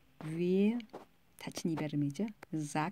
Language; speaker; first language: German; non-native, fluent; Korean